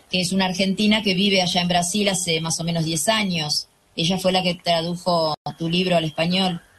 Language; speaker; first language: Spanish; native; Spanish